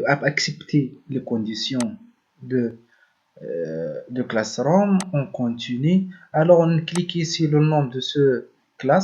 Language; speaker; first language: French; non-native, learner; Arabic